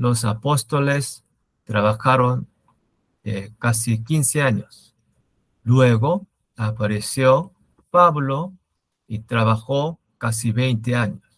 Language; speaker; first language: Spanish; non-native, learner; Korean